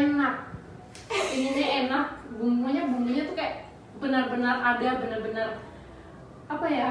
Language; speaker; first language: Indonesian; native; Indonesian